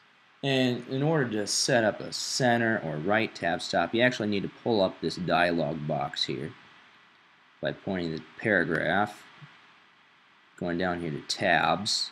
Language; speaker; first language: English; native; English